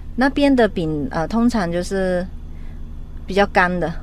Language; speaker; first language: Chinese; non-native, local second language; Cantonese